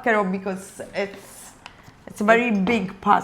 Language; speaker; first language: English; non-native, learner; Italian